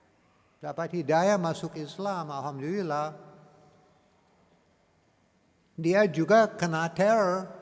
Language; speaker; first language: Indonesian; non-native, learner; English